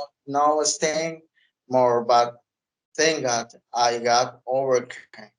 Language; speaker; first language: English; non-native, learner; Spanish